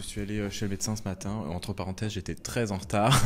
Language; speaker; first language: French; native; French